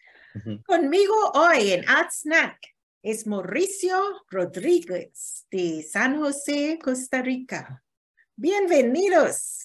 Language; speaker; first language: Spanish; non-native, learner; English